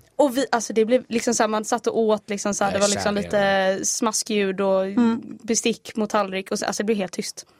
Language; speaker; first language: Swedish; native; Swedish